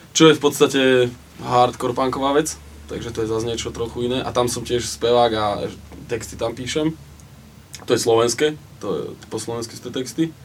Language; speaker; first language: Slovak; native; Slovak